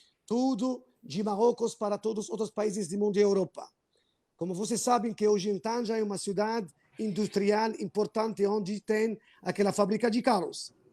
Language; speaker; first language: Portuguese; non-native, fluent; Arabic